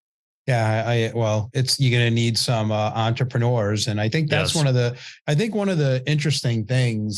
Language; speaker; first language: English; native; English